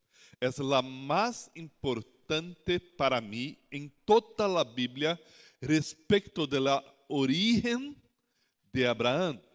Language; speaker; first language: Spanish; non-native, learner; Portuguese